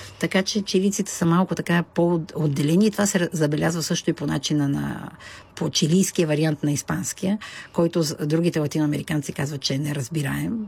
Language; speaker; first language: Bulgarian; native; Bulgarian